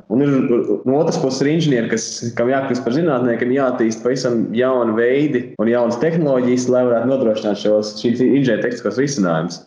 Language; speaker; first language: Latvian; native; Latvian